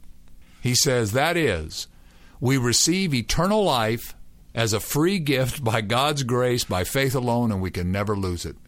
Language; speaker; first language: English; native; English